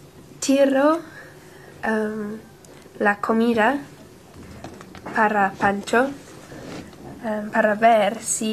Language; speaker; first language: Spanish; non-native, learner; English